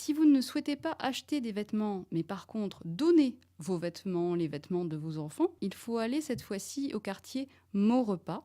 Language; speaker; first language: French; non-native, learner; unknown